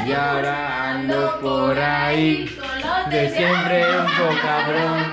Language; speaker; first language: Spanish; non-native, learner; Greek